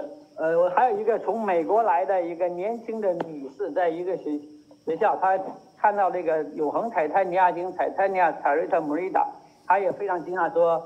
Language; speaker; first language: Chinese; native; Chinese